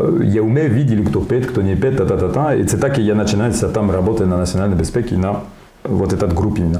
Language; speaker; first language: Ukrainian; non-native, learner; French